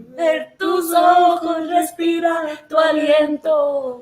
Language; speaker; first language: Spanish; early bilingual, other home language; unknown